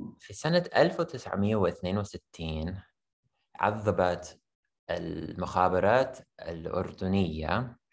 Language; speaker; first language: Arabic; non-native, fluent; English